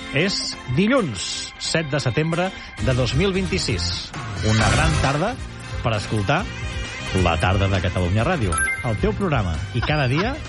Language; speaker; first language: Catalan; native; Catalan